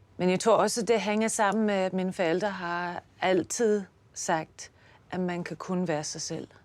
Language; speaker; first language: Danish; non-native, fluent; English